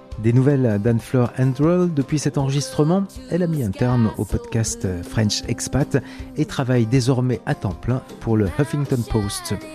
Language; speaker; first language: French; native; French